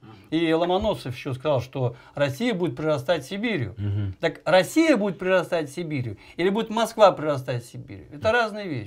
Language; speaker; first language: Russian; native; Russian